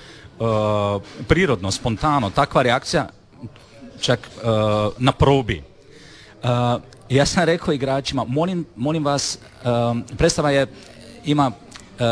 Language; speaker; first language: Croatian; non-native, fluent; Romanian